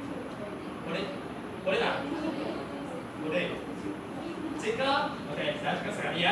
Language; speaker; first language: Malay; non-native, local second language; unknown